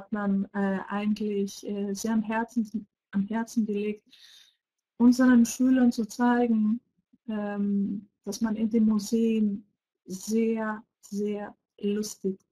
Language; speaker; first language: German; non-native, fluent; Greek